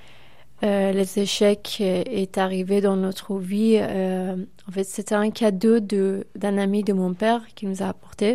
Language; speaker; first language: French; non-native, fluent; Persian